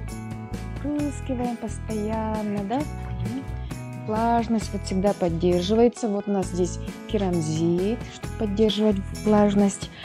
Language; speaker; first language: Russian; native; Russian